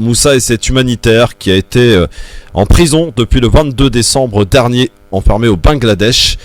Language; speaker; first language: French; native; French